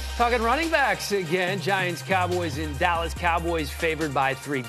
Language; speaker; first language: English; native; English